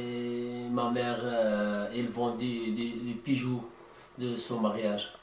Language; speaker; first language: French; non-native, learner; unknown